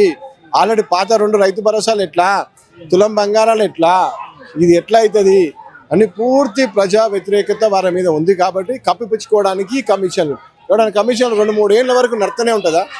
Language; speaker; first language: Telugu; native; Telugu